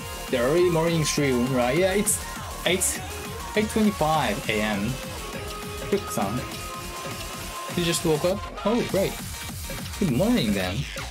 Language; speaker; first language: English; non-native, fluent; Japanese